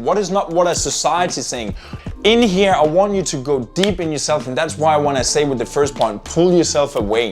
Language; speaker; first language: English; non-native, fluent; Danish